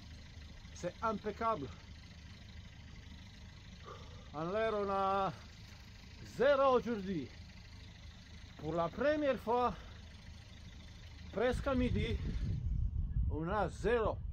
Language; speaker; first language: French; non-native, fluent; Romanian